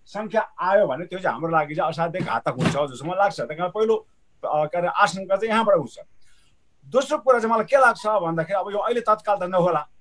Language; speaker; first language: Nepali; non-native, local second language; Sherpa